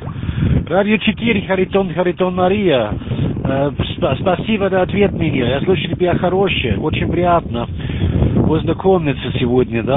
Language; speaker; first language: Russian; non-native, learner; German